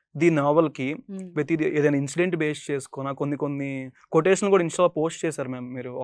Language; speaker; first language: Telugu; native; Telugu